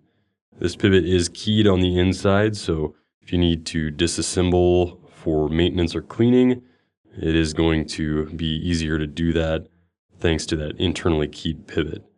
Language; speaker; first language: English; native; English